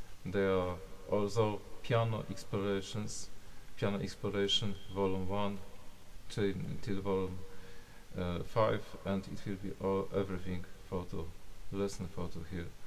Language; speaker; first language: English; non-native, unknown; Polish